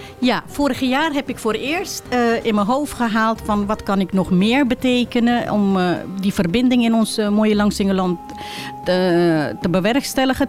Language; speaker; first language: Dutch; early bilingual, other home language; Caribbean Hindustani